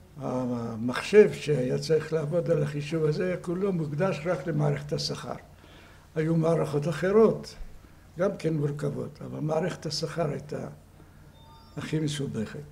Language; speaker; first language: Hebrew; non-native, fluent; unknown